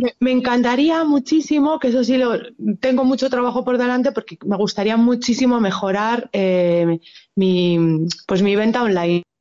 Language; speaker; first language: Spanish; native; Spanish